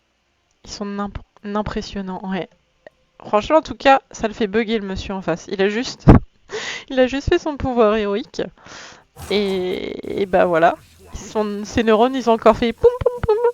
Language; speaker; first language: French; native; French